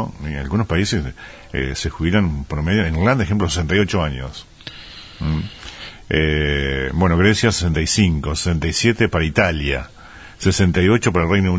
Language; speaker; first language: Spanish; native; Spanish